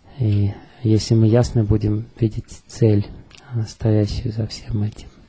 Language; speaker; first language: Russian; native; Russian